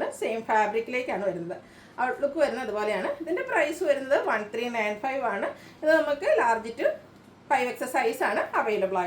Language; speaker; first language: Malayalam; native; Malayalam